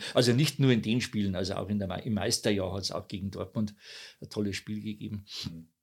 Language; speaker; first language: German; native; German